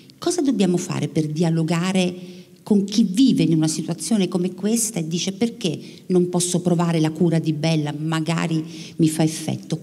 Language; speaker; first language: Italian; native; Italian